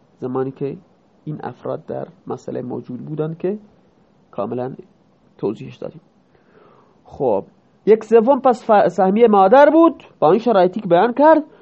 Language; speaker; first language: Persian; non-native, local second language; Baluchi